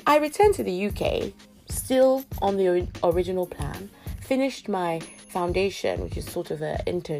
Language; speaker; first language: English; non-native, local second language; Yoruba